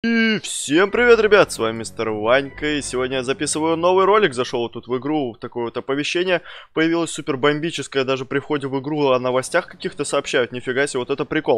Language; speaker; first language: Russian; native; Russian